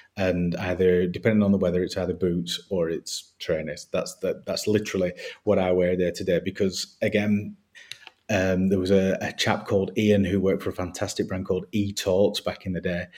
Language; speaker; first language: English; native; English